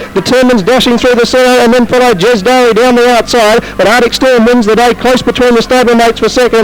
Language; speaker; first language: English; native; English